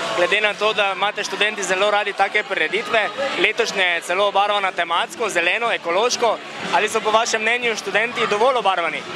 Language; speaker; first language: Slovenian; native; Slovenian